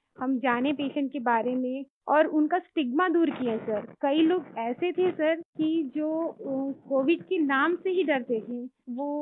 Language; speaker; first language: Hindi; native; Hindi